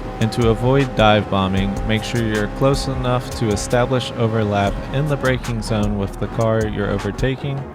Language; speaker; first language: English; native; English